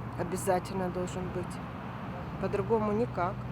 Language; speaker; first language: Russian; native; Russian